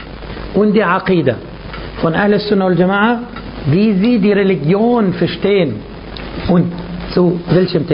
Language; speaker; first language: German; non-native, fluent; Arabic